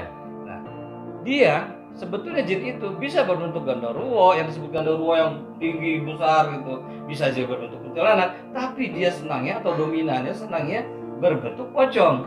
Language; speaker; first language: Indonesian; native; Indonesian